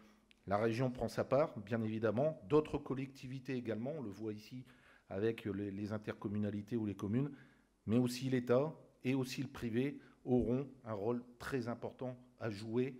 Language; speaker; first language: French; native; French